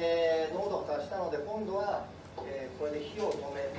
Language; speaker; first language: Japanese; native; Japanese